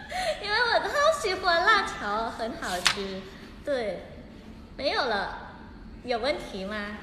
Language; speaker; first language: Chinese; non-native, learner; Thai